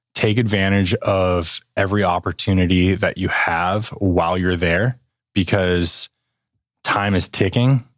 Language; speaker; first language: English; native; English